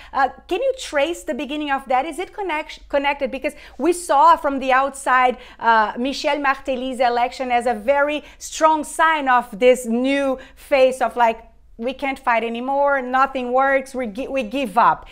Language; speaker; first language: English; non-native, fluent; Portuguese